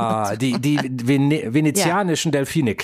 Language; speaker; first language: German; native; German